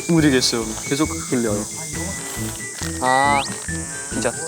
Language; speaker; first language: Korean; non-native, learner; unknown